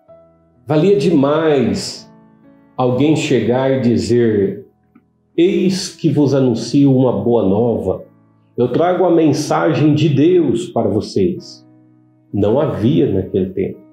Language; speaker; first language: Portuguese; native; Portuguese